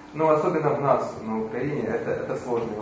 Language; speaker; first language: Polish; non-native, learner; Russian